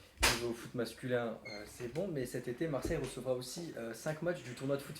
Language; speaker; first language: French; native; French